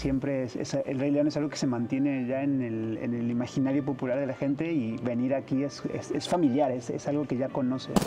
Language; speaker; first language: Spanish; native; Spanish